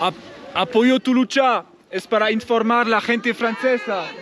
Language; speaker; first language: Spanish; non-native, learner; French